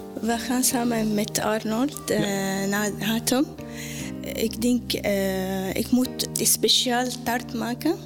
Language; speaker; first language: Dutch; non-native, learner; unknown